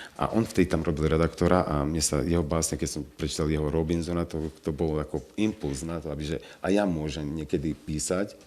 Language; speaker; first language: Slovak; non-native, local second language; Romany